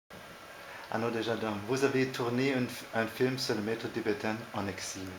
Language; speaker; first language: French; non-native, fluent; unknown